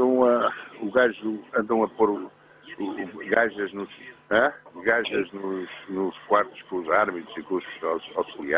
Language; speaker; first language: Portuguese; native; Portuguese